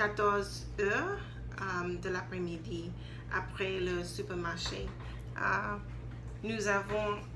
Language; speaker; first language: French; non-native, learner; English